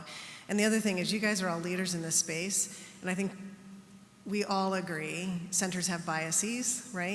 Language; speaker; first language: English; native; English